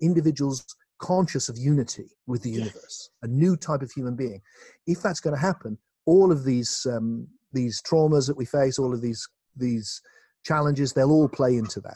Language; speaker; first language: English; native; English